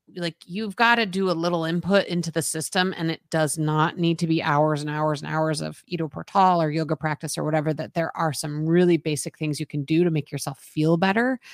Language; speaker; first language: English; native; English